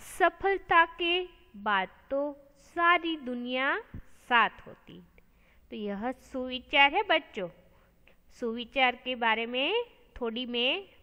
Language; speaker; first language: Hindi; non-native, local second language; Gujarati